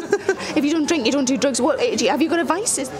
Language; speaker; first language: English; native; English